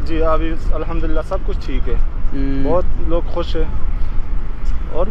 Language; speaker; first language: Hindi; non-native, learner; Pashto